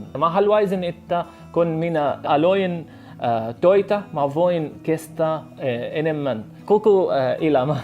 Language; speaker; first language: Finnish; non-native, learner; Arabic